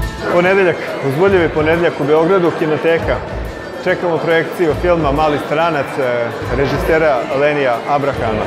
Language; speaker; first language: Serbian; native; Serbian